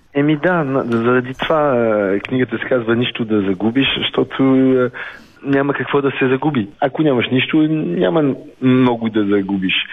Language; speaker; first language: Bulgarian; early bilingual, heritage; Bulgarian